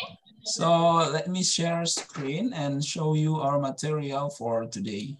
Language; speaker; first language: English; non-native, fluent; Indonesian